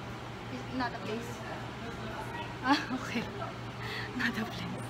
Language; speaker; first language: English; non-native, local second language; Filipino